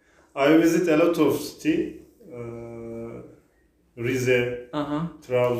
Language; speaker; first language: English; non-native, learner; Turkish